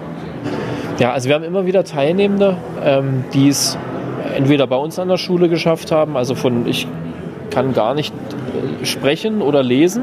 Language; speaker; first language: German; native; German